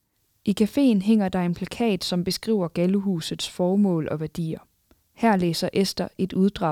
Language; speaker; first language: Danish; native; Danish